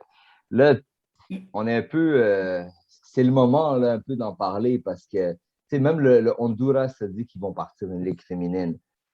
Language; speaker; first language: French; native; French